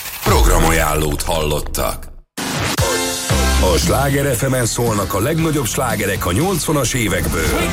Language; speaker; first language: Hungarian; native; Hungarian